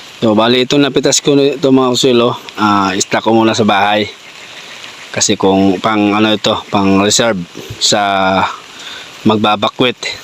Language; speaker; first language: Filipino; non-native, local second language; Bikol